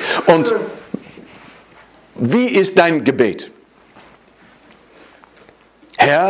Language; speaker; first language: German; non-native, fluent; Dutch